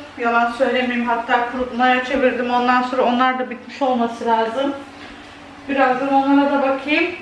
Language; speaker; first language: Turkish; native; Turkish